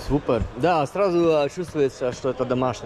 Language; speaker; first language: Russian; non-native, learner; Polish